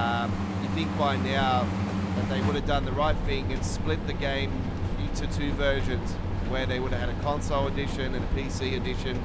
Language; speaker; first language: English; native; English